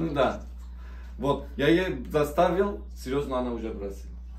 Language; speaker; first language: Russian; non-native, learner; Turkish